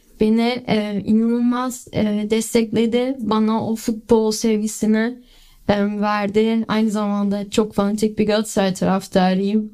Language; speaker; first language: Turkish; early bilingual, heritage; Turkish